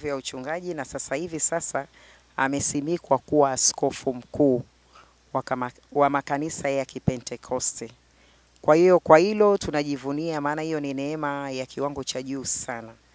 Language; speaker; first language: Swahili; native; Swahili